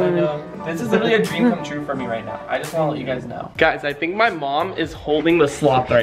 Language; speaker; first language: English; native; English